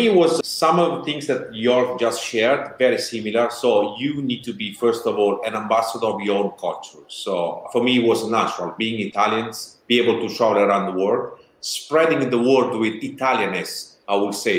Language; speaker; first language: English; non-native, fluent; Italian